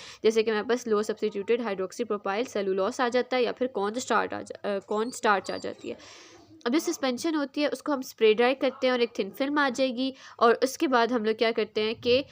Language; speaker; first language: Hindi; native; Hindi